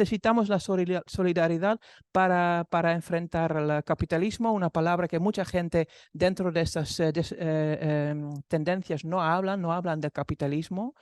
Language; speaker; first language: Spanish; non-native, fluent; Dutch